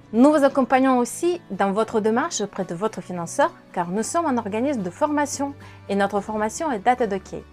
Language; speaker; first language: French; non-native, fluent; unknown